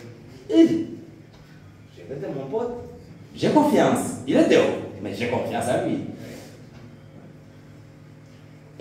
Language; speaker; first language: French; non-native, local second language; Rundi